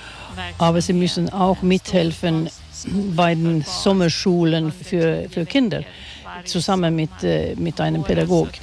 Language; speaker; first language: German; non-native, fluent; Swedish